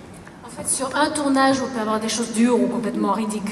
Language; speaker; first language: French; native; French